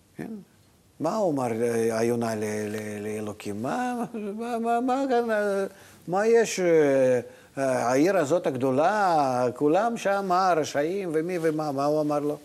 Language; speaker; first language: Hebrew; non-native, fluent; Russian